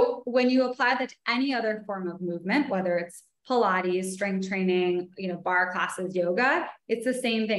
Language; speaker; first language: English; native; English